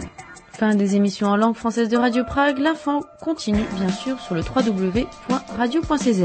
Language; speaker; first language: French; native; French